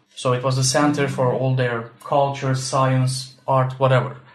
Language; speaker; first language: English; non-native, fluent; Turkish